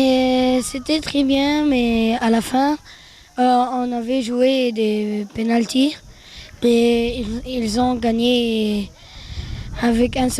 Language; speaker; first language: French; non-native, fluent; Arabic